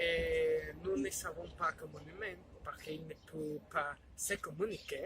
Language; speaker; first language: French; non-native, learner; Spanish